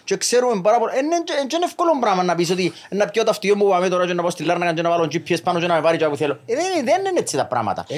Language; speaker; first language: Greek; native; Greek